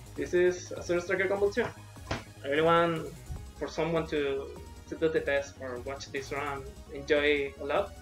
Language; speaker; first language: English; non-native, learner; Spanish